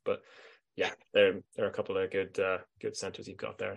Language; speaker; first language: English; native; English